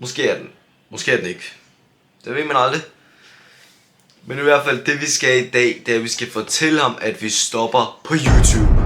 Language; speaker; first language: Danish; native; Danish